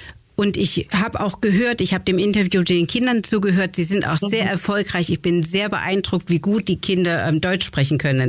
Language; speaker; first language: German; native; German